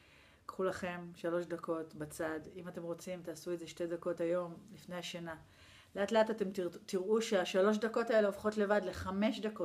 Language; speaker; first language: Hebrew; native; Hebrew